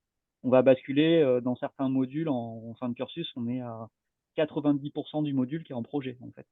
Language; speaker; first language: French; native; French